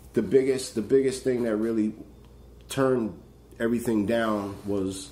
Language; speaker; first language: English; native; English